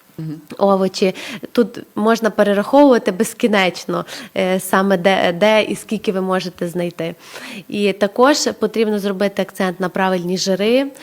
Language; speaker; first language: Ukrainian; native; Ukrainian